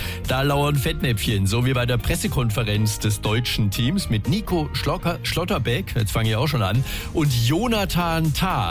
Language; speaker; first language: German; native; German